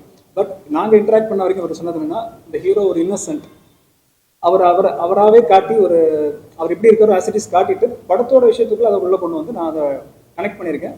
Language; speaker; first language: Tamil; native; Tamil